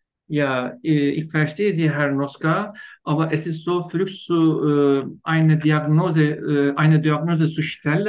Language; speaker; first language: German; non-native, learner; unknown